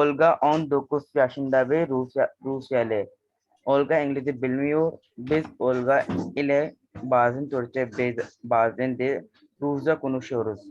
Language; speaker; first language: Turkish; non-native, learner; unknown